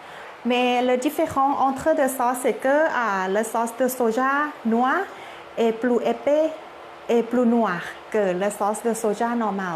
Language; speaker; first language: French; non-native, learner; Thai